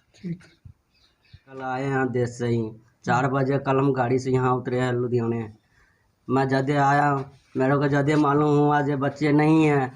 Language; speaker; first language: Hindi; non-native, local second language; Maithili